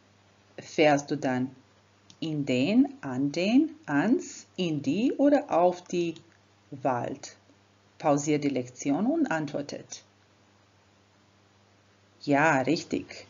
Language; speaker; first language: German; non-native, fluent; Croatian